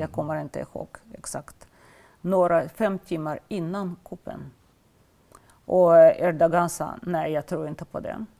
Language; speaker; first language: Swedish; non-native, fluent; Russian